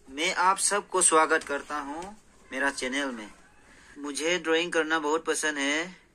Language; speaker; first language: Hindi; non-native, local second language; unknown